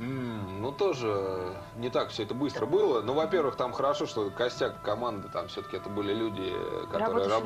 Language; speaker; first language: Russian; native; Russian